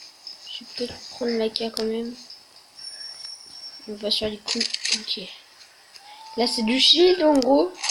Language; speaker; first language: French; native; French